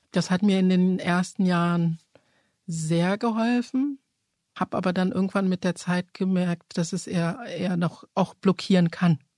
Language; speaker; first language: German; early bilingual, other home language; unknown